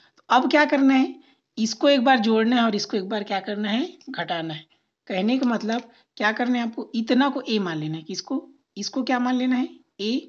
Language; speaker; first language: Hindi; native; Hindi